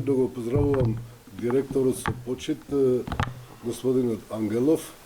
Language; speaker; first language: Macedonian; non-native, local second language; Albanian